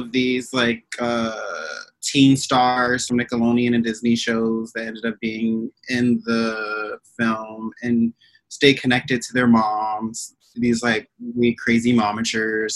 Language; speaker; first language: English; native; English